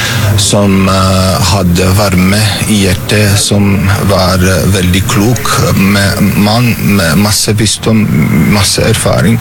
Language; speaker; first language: Norwegian; non-native, fluent; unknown